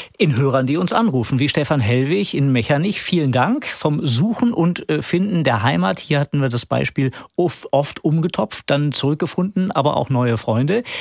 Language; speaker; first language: German; native; German